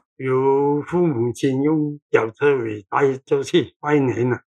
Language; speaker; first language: Chinese; non-native, local second language; Cantonese